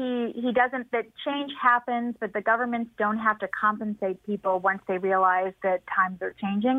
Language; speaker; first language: English; native; English